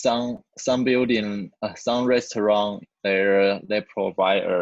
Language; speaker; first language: English; non-native, learner; Chinese